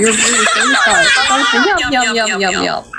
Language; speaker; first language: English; non-native, learner; Filipino